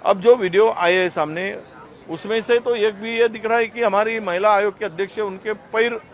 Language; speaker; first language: Hindi; non-native, local second language; Marathi